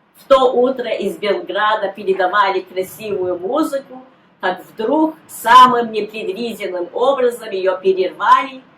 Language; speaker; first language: Russian; early bilingual, heritage; Russian